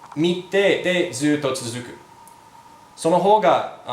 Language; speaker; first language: Japanese; non-native, fluent; English